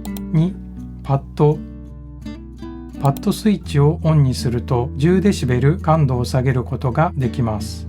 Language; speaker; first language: Japanese; native; Japanese